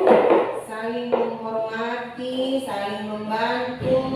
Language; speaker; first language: Indonesian; native; Indonesian